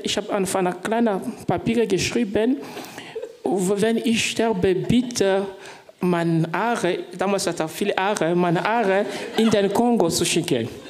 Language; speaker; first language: German; non-native, fluent; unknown